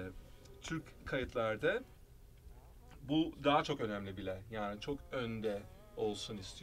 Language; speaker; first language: Turkish; early bilingual, heritage; Turkish